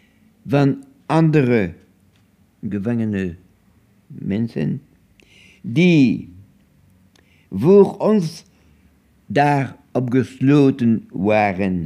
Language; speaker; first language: Dutch; non-native, local second language; French